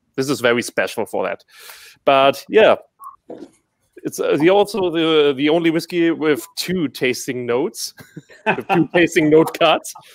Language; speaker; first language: English; non-native, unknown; German